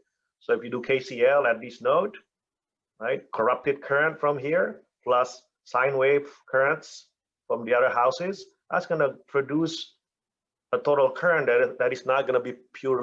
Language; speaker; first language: English; non-native, fluent; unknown